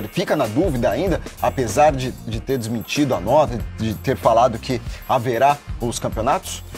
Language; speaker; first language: Portuguese; native; Portuguese